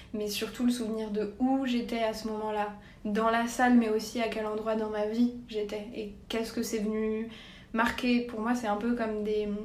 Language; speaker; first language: French; native; French